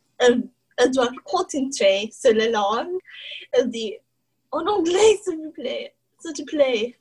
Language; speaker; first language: French; non-native, learner; English